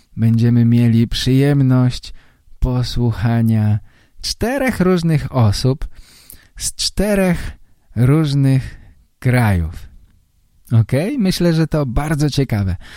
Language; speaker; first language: Polish; native; Polish